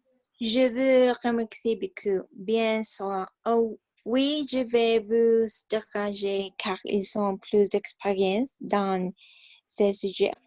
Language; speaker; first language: French; non-native, learner; Spanish